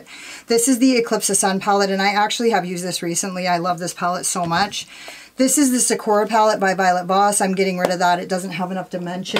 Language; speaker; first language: English; native; English